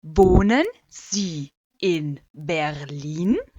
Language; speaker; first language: German; non-native, fluent; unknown